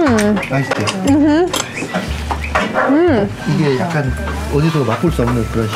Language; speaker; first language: Korean; native; Korean